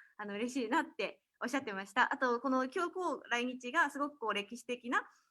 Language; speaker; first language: Japanese; native; Japanese